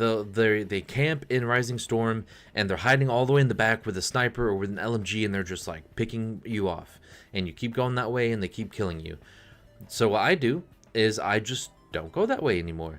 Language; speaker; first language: English; native; English